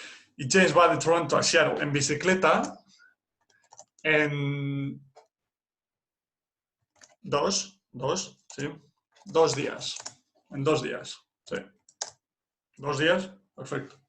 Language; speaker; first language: Spanish; non-native, fluent; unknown